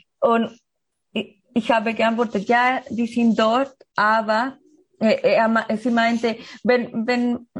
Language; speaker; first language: German; non-native, learner; Spanish